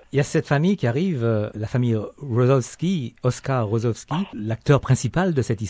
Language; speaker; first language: French; native; French